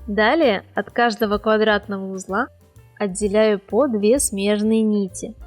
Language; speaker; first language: Russian; native; Russian